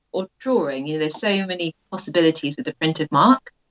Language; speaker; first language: English; native; English